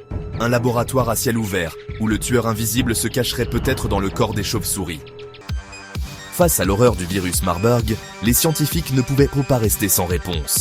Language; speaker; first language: French; native; French